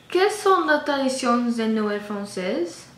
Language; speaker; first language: French; non-native, learner; English